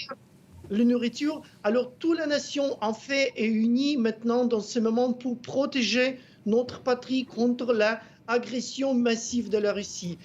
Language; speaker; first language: French; non-native, fluent; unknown